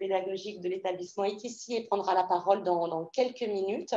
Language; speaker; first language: French; native; French